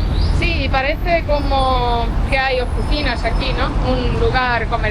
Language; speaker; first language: Spanish; non-native, fluent; Estonian